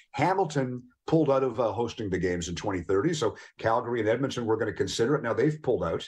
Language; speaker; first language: English; native; English